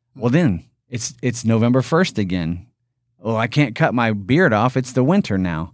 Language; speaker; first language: English; native; English